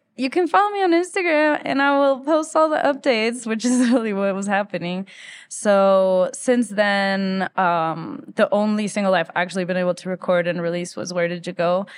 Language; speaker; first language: English; early bilingual, other home language; Spanish